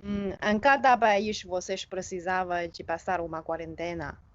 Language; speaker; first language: Portuguese; non-native, fluent; Chinese